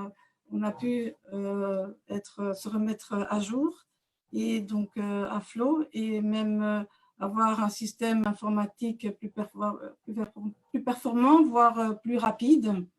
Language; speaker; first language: French; native; French